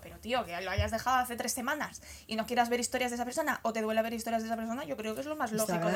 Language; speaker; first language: Spanish; native; Spanish